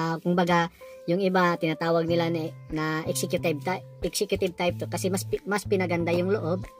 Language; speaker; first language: Filipino; non-native, local second language; Cebuano